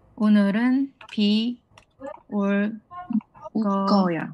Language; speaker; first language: Korean; non-native, fluent; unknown